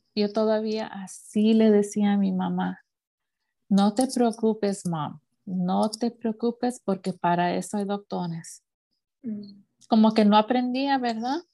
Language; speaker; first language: Spanish; early bilingual, heritage; Spanish